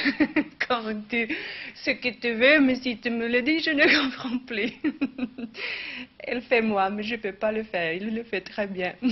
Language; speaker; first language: French; non-native, fluent; Swedish